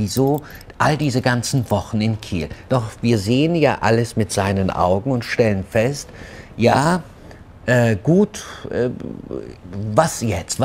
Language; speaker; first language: German; early bilingual, other home language; Turkish